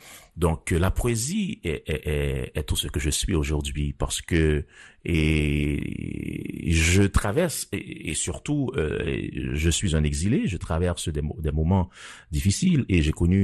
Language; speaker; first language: French; non-native, local second language; Haitian Creole